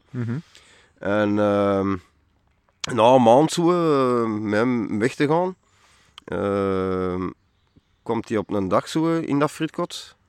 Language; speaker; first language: Dutch; non-native, fluent; French